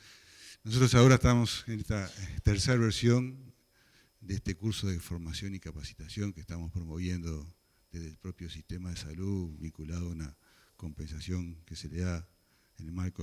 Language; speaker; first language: Spanish; native; Spanish